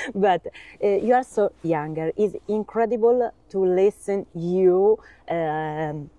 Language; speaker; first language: English; non-native, learner; Italian